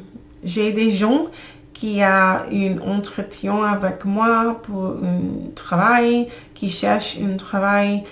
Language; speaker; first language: French; non-native, learner; English